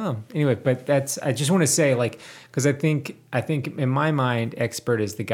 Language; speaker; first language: English; native; English